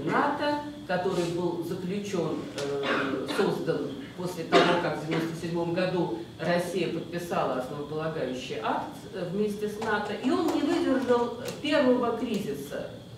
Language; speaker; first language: Russian; native; Russian